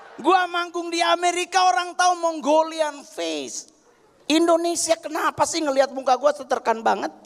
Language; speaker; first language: Indonesian; native; Indonesian